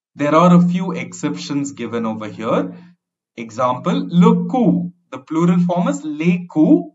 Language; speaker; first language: English; non-native, local second language; Tamil